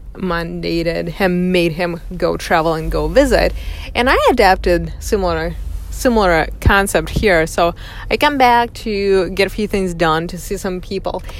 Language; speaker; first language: English; non-native, fluent; Russian